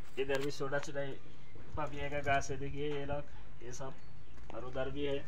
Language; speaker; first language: Hindi; non-native, local second language; Bangla